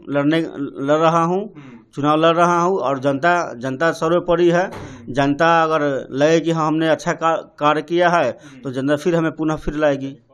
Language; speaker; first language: Hindi; native; Hindi